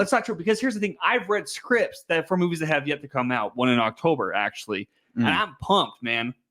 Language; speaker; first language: English; native; English